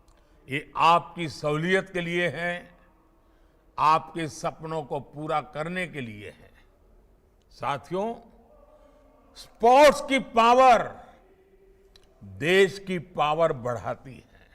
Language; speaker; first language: Hindi; non-native, local second language; Gujarati